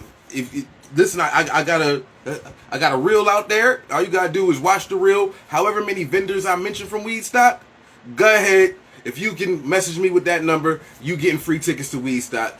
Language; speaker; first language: English; native; English